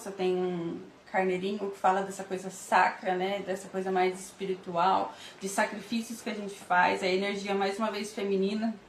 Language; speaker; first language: Portuguese; native; Portuguese